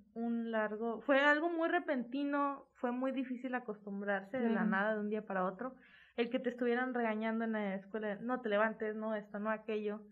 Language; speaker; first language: Spanish; native; Spanish